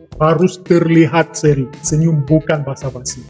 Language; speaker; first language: Indonesian; non-native, fluent; Russian